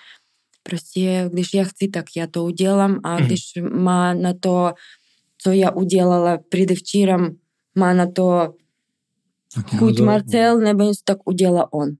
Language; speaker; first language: Czech; non-native, fluent; Russian